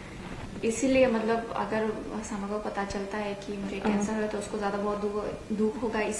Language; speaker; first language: Hindi; non-native, local second language; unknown